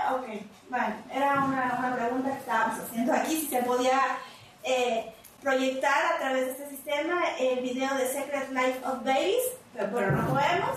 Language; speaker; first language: Spanish; native; Spanish